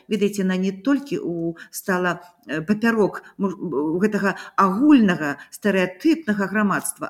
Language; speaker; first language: Belarusian; native; Belarusian